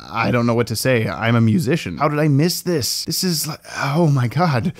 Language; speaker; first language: English; native; English